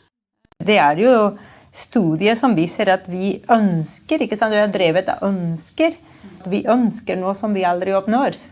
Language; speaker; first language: Norwegian; non-native, fluent; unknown